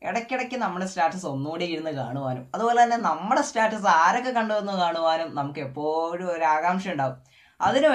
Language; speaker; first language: Malayalam; native; Malayalam